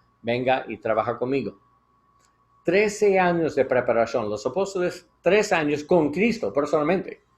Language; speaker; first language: Spanish; non-native, learner; English